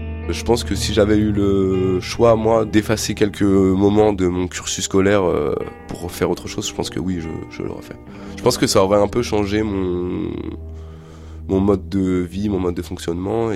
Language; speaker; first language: French; native; French